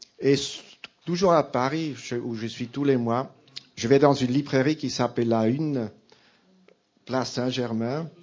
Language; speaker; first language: French; non-native, local second language; Italian